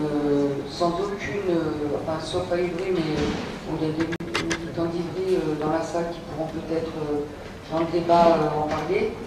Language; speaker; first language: French; native; French